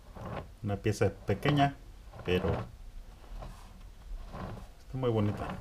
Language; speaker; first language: Spanish; early bilingual, heritage; Spanish